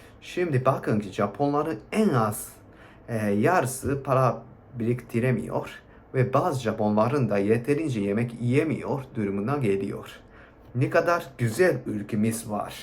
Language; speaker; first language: Turkish; non-native, fluent; Japanese